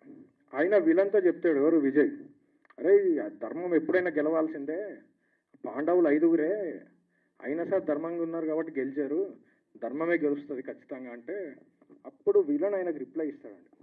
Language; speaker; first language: Telugu; native; Telugu